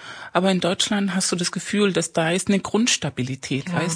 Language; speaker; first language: German; early bilingual, other home language; Spanish